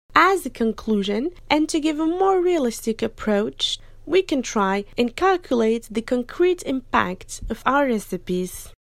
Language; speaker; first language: English; non-native, fluent; French